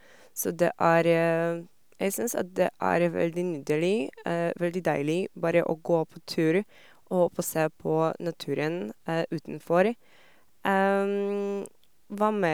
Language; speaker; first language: Norwegian; non-native, learner; Polish